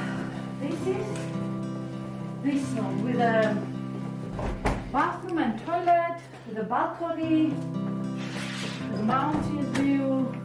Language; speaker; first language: English; non-native, learner; Georgian